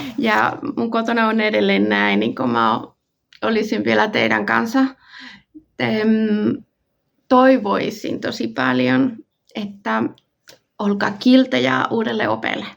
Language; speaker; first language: Finnish; non-native, fluent; Spanish